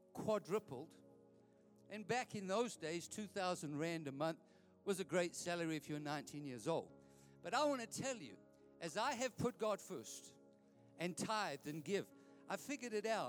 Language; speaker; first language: English; native; English